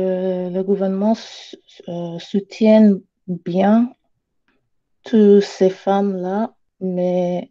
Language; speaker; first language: French; non-native, learner; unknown